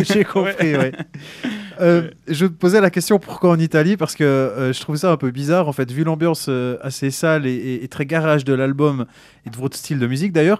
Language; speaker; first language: French; native; French